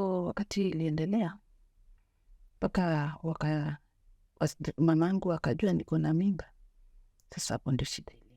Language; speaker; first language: Swahili; native; Swahili